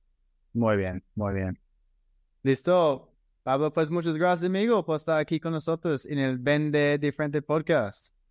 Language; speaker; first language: Spanish; non-native, fluent; English